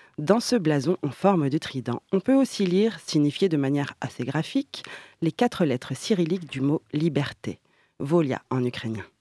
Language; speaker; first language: French; native; French